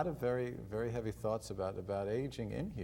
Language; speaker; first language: English; native; English